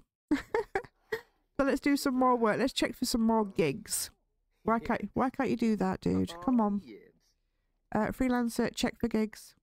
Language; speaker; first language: English; native; English